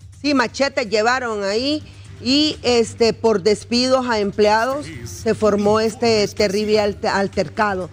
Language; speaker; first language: Spanish; native; Spanish